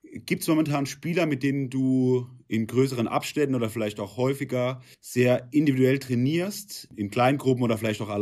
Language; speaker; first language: German; native; German